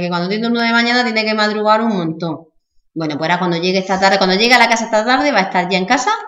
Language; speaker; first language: Spanish; native; Spanish